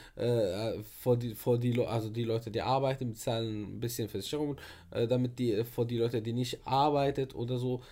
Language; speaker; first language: German; non-native, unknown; Arabic